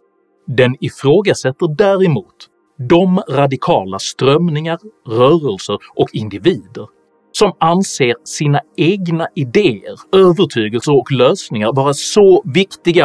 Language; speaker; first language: Swedish; native; Swedish